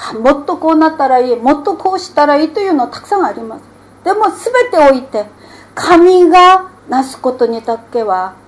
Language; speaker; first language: Japanese; non-native, fluent; Korean